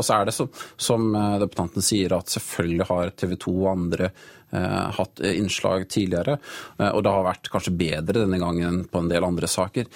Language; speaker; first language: Norwegian; native; Norwegian